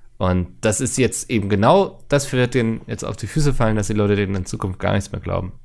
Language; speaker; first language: German; native; German